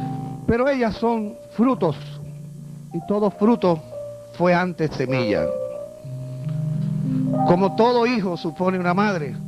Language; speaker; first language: Spanish; native; Spanish